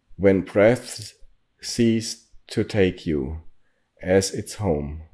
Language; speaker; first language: English; non-native, learner; German